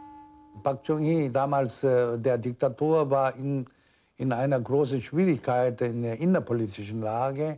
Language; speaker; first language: German; non-native, fluent; Korean